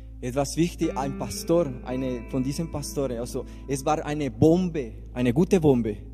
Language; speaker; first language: German; non-native, learner; Spanish